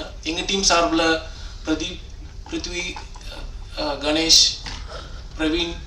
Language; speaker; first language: Tamil; native; Tamil